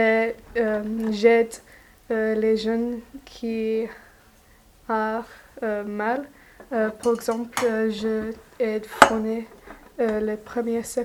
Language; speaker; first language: French; non-native, learner; English